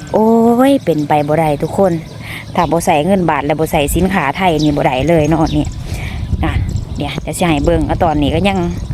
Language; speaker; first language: Thai; native; Thai